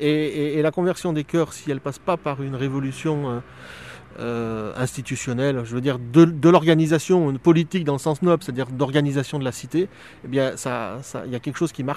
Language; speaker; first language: French; native; French